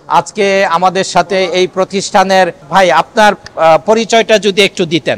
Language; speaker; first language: Bangla; native; Bangla